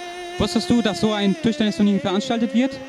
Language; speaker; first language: German; early bilingual, other home language; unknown